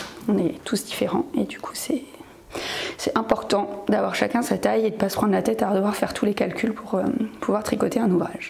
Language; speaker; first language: French; native; French